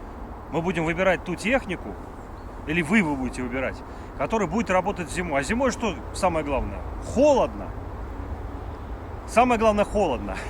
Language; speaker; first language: Russian; native; Russian